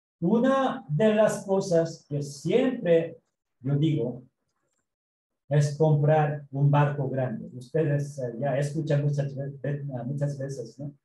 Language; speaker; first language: Spanish; non-native, learner; Korean